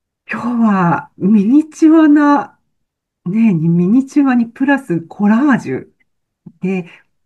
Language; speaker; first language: Japanese; native; Japanese